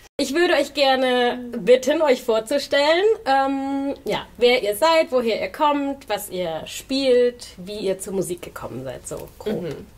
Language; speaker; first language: German; native; German